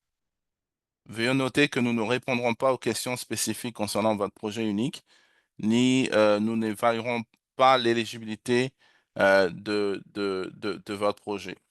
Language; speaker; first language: French; native; French